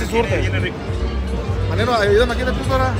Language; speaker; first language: Spanish; native; Spanish